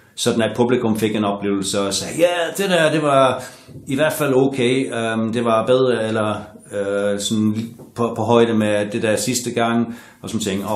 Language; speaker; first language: Danish; non-native, fluent; English